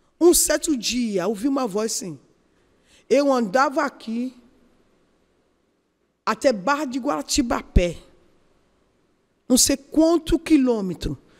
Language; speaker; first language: Portuguese; non-native, learner; Yoruba